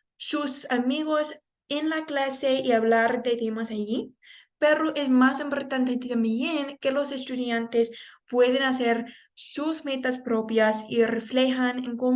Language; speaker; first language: Spanish; non-native, fluent; English